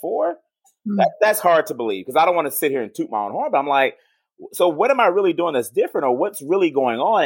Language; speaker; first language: English; native; English